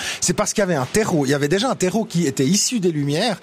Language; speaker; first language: French; native; French